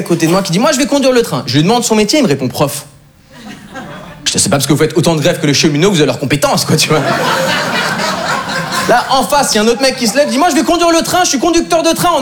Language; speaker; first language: French; native; French